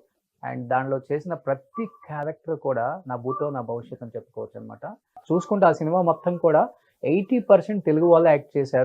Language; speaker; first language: Telugu; native; Telugu